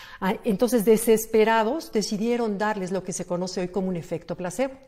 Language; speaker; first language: Spanish; native; Spanish